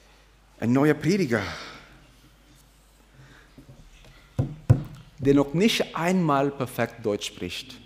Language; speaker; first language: German; non-native, fluent; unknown